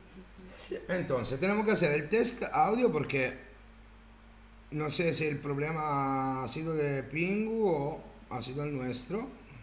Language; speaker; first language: Spanish; non-native, learner; Italian